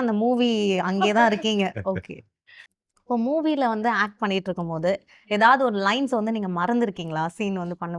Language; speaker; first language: Tamil; native; Tamil